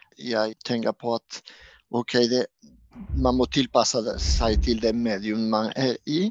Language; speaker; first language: Norwegian; non-native, fluent; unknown